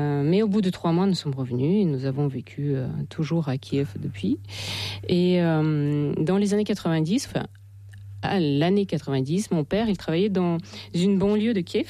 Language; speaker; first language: French; non-native, fluent; Russian